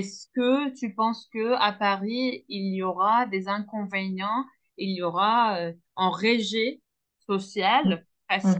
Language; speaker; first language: French; non-native, fluent; Turkish